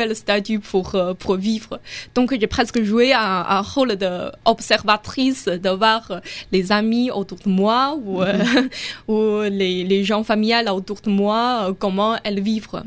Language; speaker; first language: French; non-native, fluent; Chinese